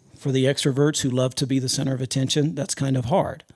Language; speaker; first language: English; native; English